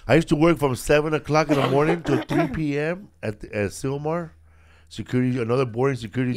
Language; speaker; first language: English; early bilingual, other home language; Spanish